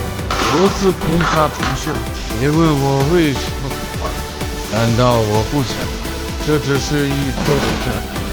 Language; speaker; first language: Chinese; native; Chinese